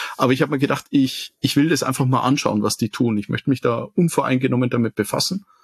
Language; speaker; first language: German; native; German